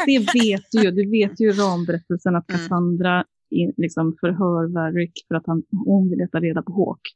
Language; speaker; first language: Swedish; native; Swedish